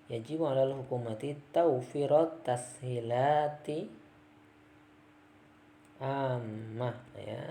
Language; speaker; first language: Arabic; non-native, fluent; Indonesian